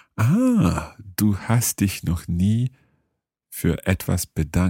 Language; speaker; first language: German; non-native, learner; English